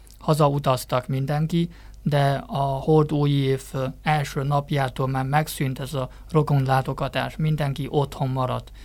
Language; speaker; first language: Hungarian; non-native, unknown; Chinese